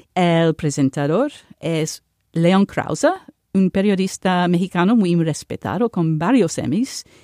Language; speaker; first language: Spanish; non-native, fluent; English